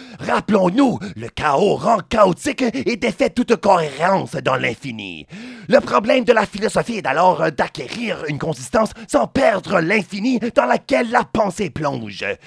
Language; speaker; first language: French; native; French